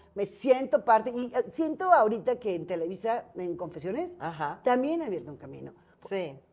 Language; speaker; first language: Spanish; native; Spanish